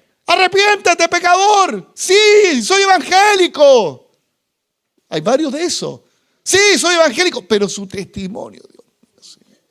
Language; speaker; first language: Spanish; native; Spanish